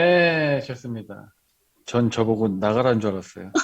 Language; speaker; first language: Korean; native; Korean